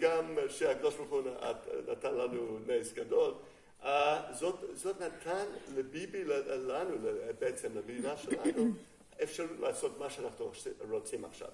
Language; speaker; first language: Hebrew; non-native, fluent; English